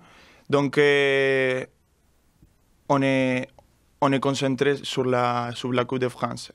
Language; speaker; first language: French; non-native, learner; Spanish